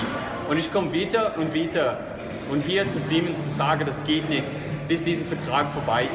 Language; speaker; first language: German; non-native, learner; English